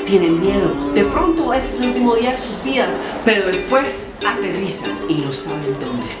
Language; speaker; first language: Spanish; native; Spanish